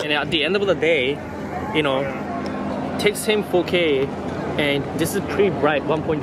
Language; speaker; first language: English; non-native, fluent; Japanese